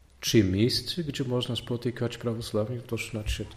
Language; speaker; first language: Polish; non-native, learner; Dutch